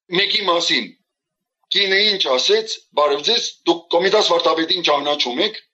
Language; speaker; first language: Armenian; early bilingual, heritage; Armenian